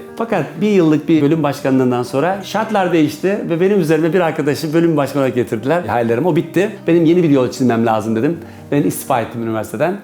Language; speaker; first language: Turkish; native; Turkish